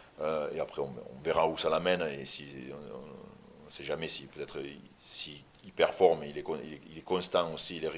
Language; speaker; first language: French; native; French